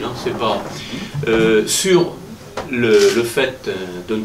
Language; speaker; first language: French; native; French